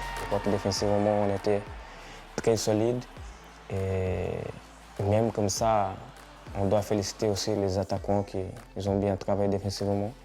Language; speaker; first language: French; non-native, fluent; Portuguese